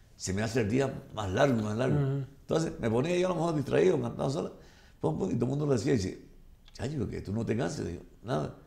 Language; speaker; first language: Spanish; native; Spanish